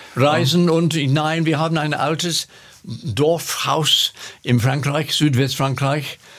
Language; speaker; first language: German; non-native, learner; English